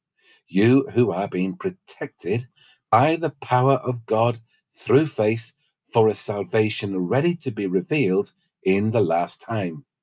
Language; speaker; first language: English; native; English